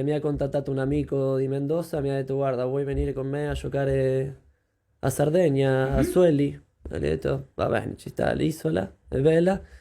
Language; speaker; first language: Italian; non-native, fluent; Spanish